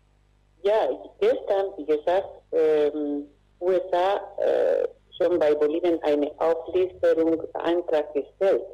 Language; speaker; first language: German; non-native, fluent; Spanish